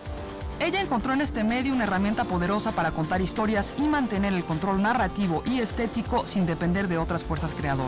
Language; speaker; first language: Spanish; native; Spanish